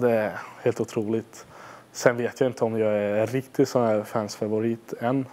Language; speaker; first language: Swedish; non-native, fluent; Hungarian